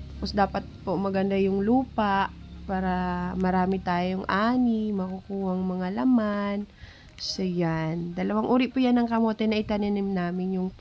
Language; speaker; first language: Filipino; non-native, local second language; Masbatenyo